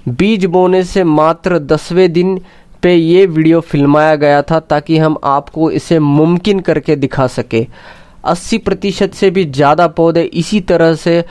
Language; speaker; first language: Hindi; non-native, local second language; Marathi